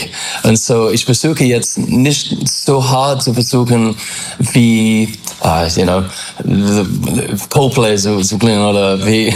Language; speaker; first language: German; non-native, learner; English